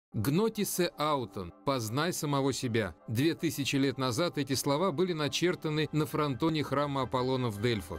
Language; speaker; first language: Russian; native; Russian